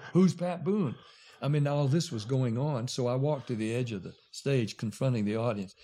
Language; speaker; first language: English; native; English